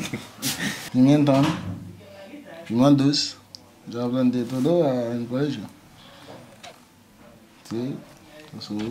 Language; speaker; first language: Spanish; non-native, learner; Haitian Creole